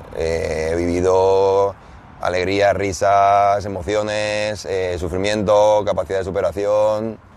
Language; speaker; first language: Spanish; native; Spanish